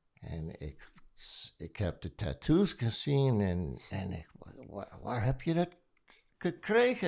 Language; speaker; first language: Dutch; non-native, learner; English